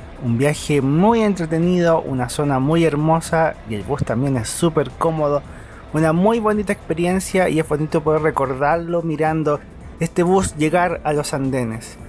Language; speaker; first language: Spanish; native; Spanish